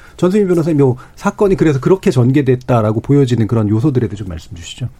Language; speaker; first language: Korean; native; Korean